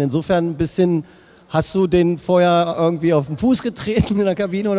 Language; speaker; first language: German; native; German